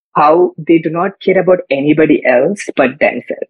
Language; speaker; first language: English; non-native, local second language; Kannada